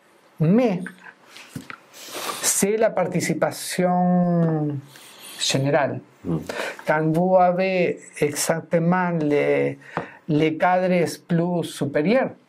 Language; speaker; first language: French; non-native, fluent; Spanish